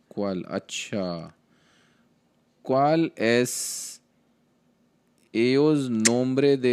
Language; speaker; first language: Spanish; non-native, learner; Hindi